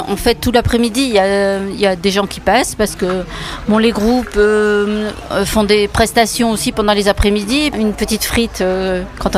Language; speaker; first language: French; native; French